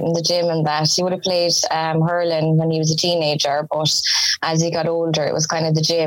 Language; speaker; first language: English; native; English